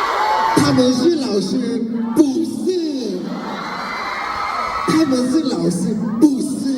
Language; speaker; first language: Chinese; non-native, learner; Thai